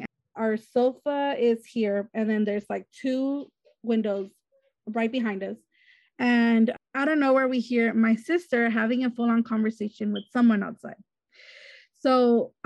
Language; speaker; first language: English; native; English